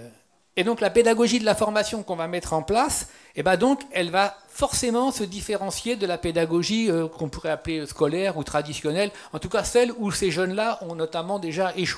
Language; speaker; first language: French; native; French